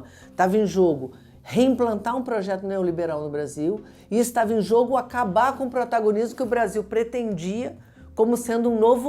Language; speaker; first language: Portuguese; native; Portuguese